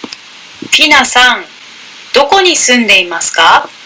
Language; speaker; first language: Japanese; non-native, learner; Indonesian